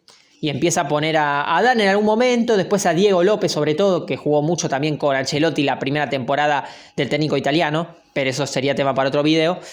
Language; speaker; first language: Spanish; native; Spanish